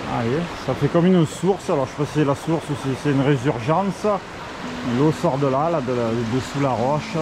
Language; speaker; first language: French; native; French